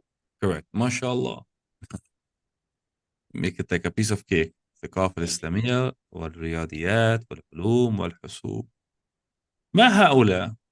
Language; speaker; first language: Arabic; non-native, fluent; English